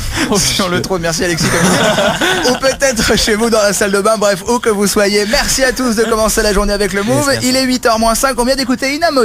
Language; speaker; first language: French; native; French